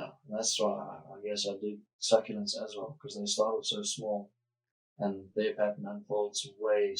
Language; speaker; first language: English; native; English